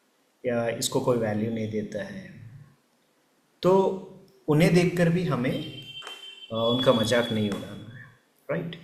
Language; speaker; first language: Hindi; native; Hindi